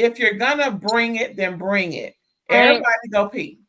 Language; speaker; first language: English; native; English